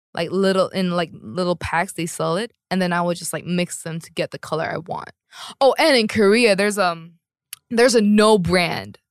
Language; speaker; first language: English; non-native, fluent; Korean